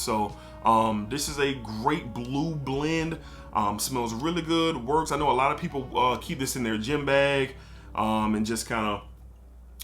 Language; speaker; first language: English; native; English